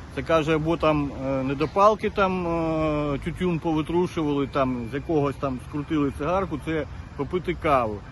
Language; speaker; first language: Ukrainian; native; Ukrainian